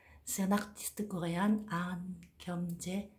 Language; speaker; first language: French; non-native, fluent; Korean